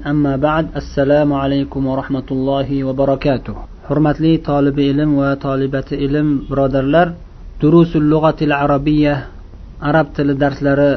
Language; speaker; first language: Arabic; non-native, fluent; Uzbek